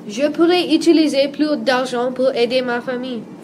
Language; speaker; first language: French; non-native, learner; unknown